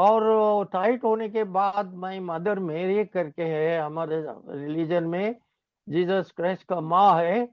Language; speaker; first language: Hindi; non-native, local second language; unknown